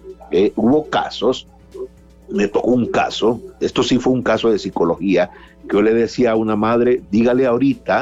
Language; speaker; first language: Spanish; native; Spanish